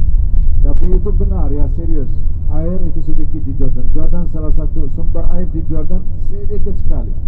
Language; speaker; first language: Indonesian; non-native, fluent; Arabic